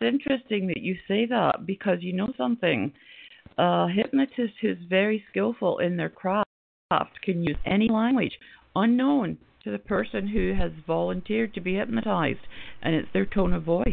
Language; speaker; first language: English; native; English